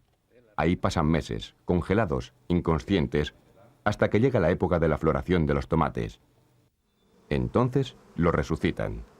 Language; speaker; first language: Spanish; native; Spanish